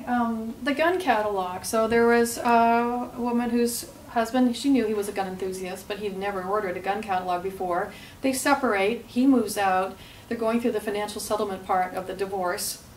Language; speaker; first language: English; native; English